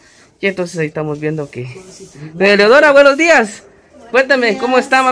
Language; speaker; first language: Spanish; native; Spanish